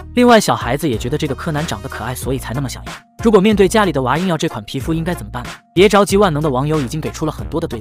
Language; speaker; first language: Chinese; native; Chinese